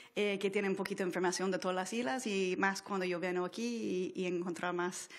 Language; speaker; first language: Spanish; non-native, fluent; English